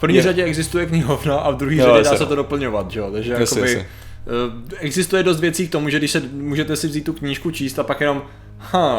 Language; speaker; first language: Czech; native; Czech